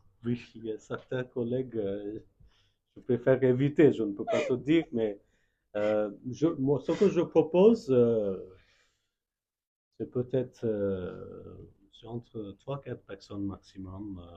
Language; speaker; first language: French; non-native, fluent; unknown